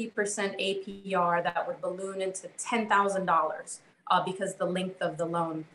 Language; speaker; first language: English; native; English